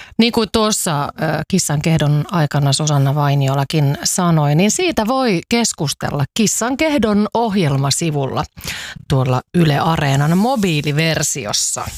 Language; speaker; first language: Finnish; native; Finnish